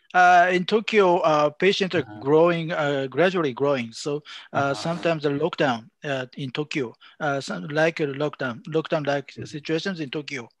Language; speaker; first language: English; non-native, fluent; Japanese